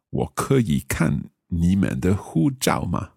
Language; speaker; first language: Chinese; non-native, learner; English